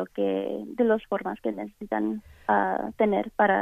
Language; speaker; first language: Spanish; early bilingual, heritage; Spanish